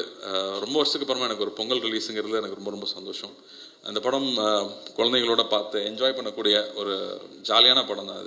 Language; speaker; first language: Tamil; native; Tamil